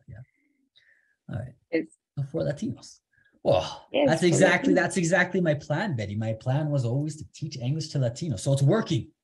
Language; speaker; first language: English; native; English